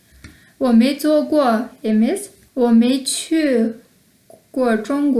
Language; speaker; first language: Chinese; non-native, fluent; Kyrgyz